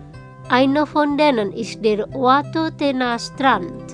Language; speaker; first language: German; non-native, fluent; Indonesian